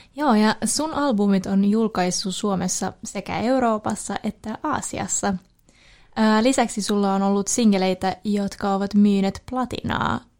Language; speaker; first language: Finnish; early bilingual, heritage; Swedish